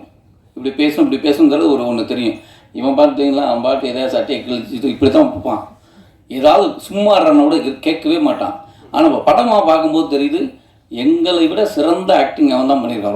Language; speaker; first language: Tamil; native; Tamil